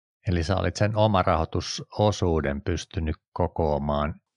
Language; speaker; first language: Finnish; native; Finnish